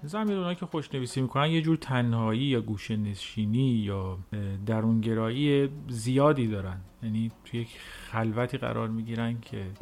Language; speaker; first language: Persian; native; Persian